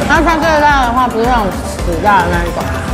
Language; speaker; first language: Chinese; native; Chinese